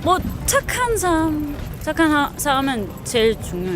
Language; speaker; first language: Korean; non-native, learner; Dutch